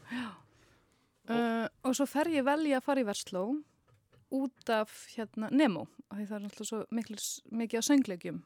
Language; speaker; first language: Icelandic; early bilingual, heritage; Icelandic